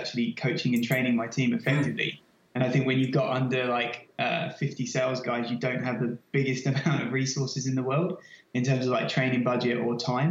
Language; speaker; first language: English; native; English